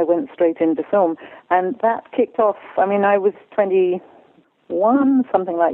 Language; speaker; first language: English; native; English